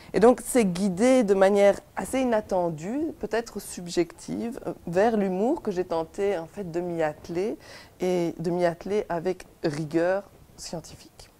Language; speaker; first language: French; native; French